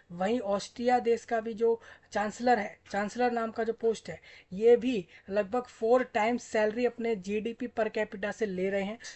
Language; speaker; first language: Hindi; native; Hindi